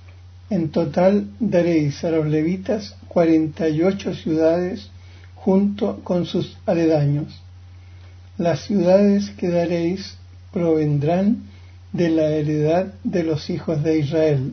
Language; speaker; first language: Spanish; native; Spanish